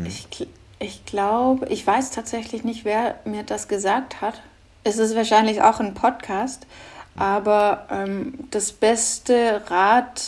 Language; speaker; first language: German; non-native, fluent; Danish